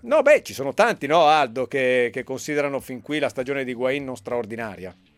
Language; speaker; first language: Italian; native; Italian